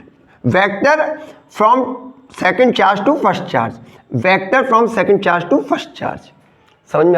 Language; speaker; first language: Hindi; native; Hindi